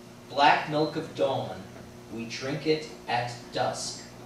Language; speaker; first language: English; native; English